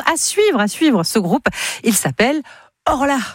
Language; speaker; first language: French; native; French